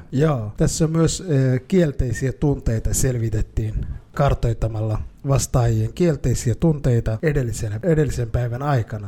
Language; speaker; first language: Finnish; early bilingual, other home language; Somali